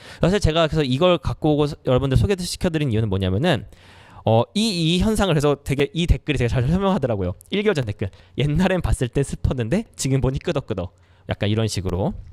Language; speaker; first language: Korean; native; Korean